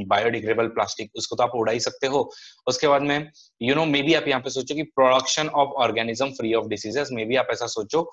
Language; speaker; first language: Hindi; non-native, local second language; Marathi